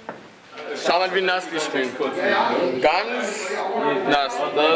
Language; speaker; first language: German; non-native, learner; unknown